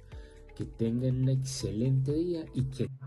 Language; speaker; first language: Spanish; native; Spanish